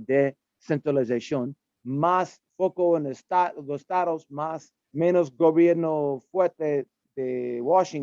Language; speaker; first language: Spanish; non-native, learner; English